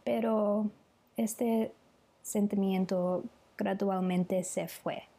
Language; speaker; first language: Spanish; non-native, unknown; English